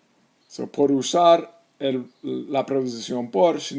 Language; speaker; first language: Spanish; non-native, fluent; English